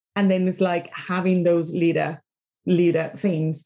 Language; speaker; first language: English; non-native, fluent; Spanish